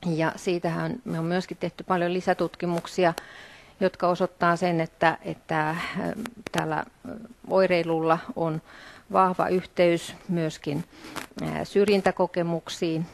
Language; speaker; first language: Finnish; native; Finnish